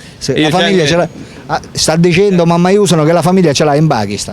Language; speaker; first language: Italian; native; Italian